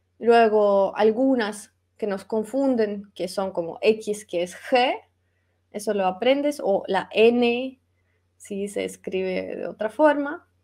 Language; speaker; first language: Spanish; non-native, fluent; Russian